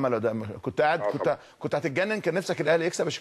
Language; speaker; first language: Arabic; native; Arabic